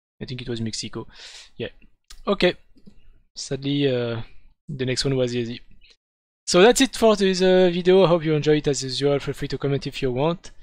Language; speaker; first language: English; non-native, fluent; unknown